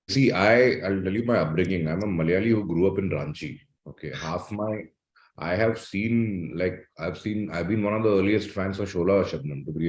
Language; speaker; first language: English; non-native, local second language; Malayalam